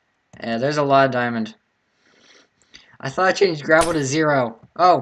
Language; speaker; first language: English; native; English